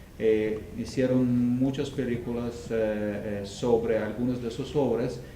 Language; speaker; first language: Spanish; non-native, fluent; Russian